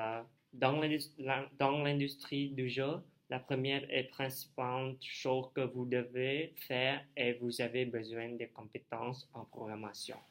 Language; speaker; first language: French; non-native, learner; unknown